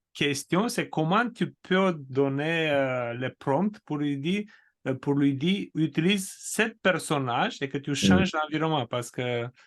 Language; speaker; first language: French; non-native, fluent; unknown